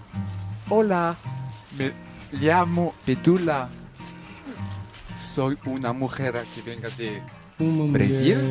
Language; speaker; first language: Spanish; non-native, learner; French